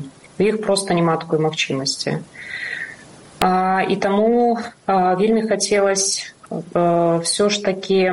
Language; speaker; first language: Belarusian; non-native, local second language; Russian